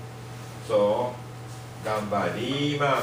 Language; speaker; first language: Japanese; non-native, learner; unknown